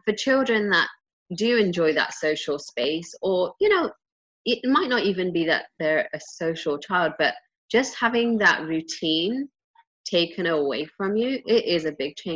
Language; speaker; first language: English; native; English